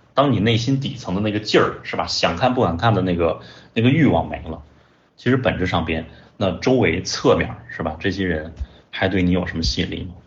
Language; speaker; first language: Chinese; native; Chinese